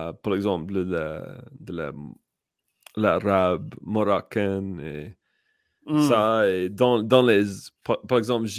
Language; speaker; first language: French; non-native, learner; English